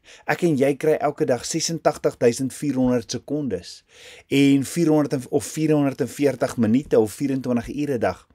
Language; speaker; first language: Afrikaans; native; Afrikaans